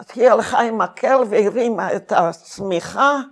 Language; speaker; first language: Hebrew; non-native, fluent; Hungarian